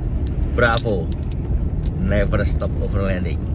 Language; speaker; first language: English; non-native, learner; Indonesian